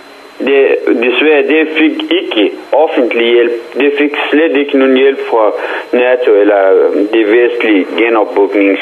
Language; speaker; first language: Danish; non-native, fluent; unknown